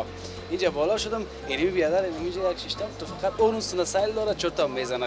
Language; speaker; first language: Persian; native; Persian